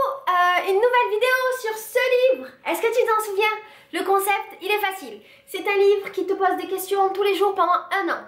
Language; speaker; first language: French; native; French